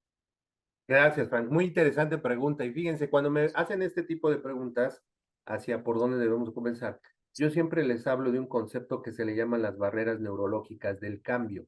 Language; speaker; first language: Spanish; native; Spanish